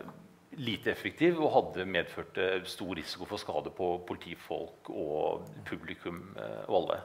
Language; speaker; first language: Norwegian; native; Norwegian